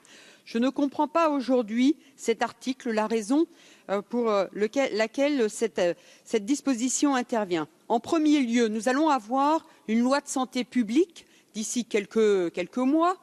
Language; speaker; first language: French; native; French